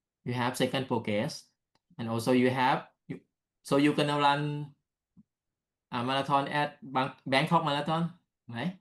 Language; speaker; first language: English; non-native, learner; Thai